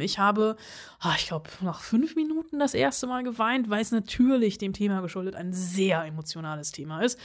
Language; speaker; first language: German; native; German